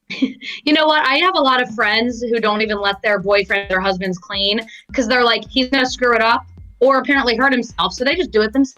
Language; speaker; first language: English; native; English